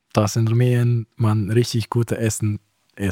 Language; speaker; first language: German; non-native, fluent; Romanian